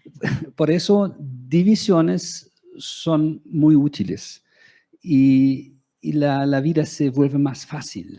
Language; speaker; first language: Spanish; non-native, fluent; German